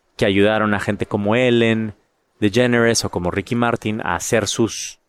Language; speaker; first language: Spanish; native; Spanish